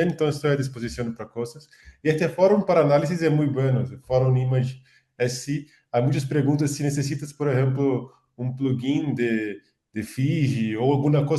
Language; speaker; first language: Portuguese; non-native, fluent; Spanish